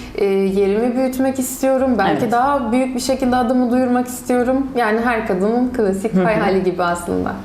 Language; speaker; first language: Turkish; native; Turkish